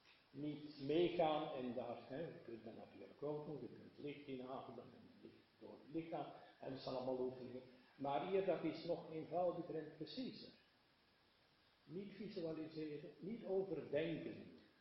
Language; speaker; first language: Dutch; native; Dutch